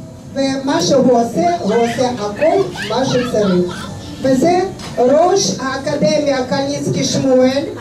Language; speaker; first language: Hebrew; non-native, fluent; Russian